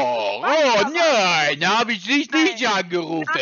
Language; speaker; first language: German; native; German